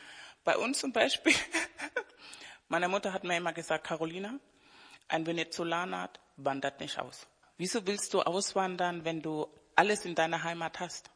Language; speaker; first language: German; non-native, fluent; Spanish